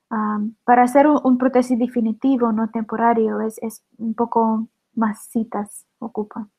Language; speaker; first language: Spanish; non-native, learner; English